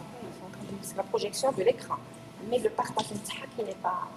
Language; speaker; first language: French; non-native, local second language; Arabic